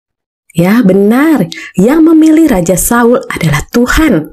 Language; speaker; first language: Indonesian; native; Indonesian